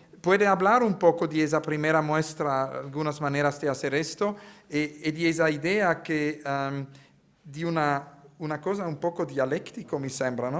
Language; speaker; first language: Spanish; non-native, learner; Italian